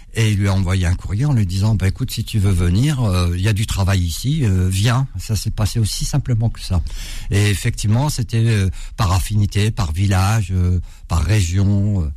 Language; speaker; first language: French; early bilingual, other home language; Arabic